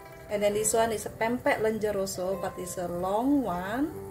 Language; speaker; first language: English; non-native, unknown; Indonesian